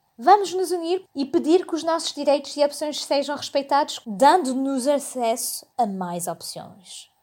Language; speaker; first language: Portuguese; early bilingual, heritage; Portuguese